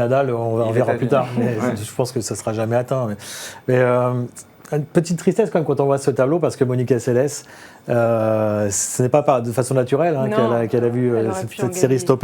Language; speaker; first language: French; native; French